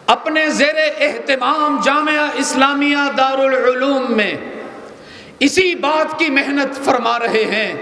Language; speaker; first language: Urdu; native; Urdu